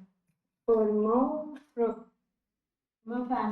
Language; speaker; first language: French; non-native, learner; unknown